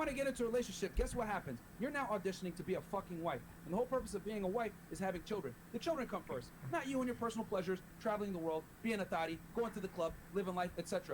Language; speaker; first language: English; native; English